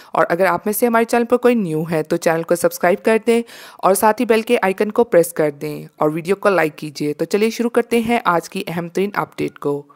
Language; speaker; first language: Urdu; native; Urdu